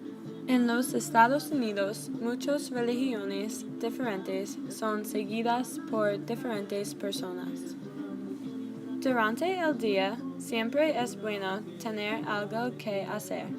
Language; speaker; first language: Spanish; non-native, learner; English